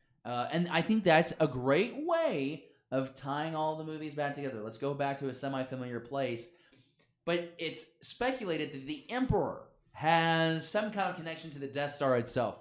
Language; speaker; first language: English; native; English